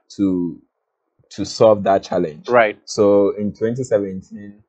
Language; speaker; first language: English; non-native, local second language; Akan